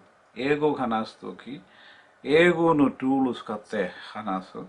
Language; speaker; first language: Japanese; non-native, learner; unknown